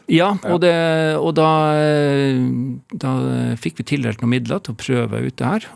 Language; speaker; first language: Norwegian; native; Norwegian